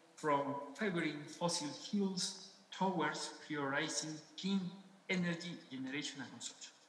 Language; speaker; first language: English; non-native, fluent; Spanish